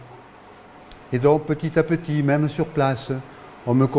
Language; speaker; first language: French; native; French